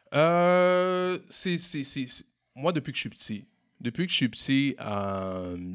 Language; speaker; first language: French; native; French